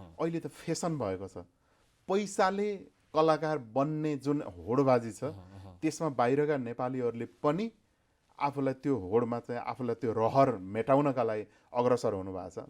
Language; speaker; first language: Nepali; native; Nepali